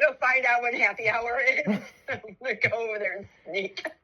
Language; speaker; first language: English; native; English